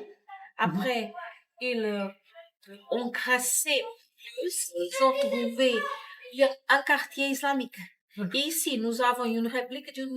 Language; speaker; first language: French; non-native, learner; Portuguese